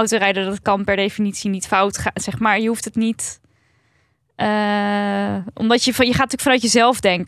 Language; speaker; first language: Dutch; native; Dutch